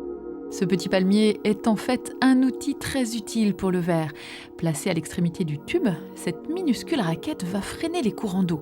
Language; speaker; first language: French; native; French